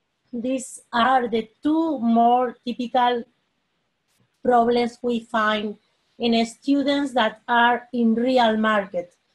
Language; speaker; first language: English; non-native, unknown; Spanish